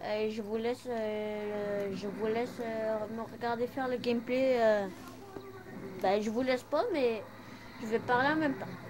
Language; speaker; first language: French; non-native, local second language; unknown